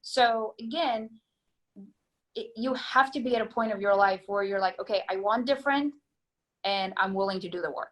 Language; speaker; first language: English; non-native, fluent; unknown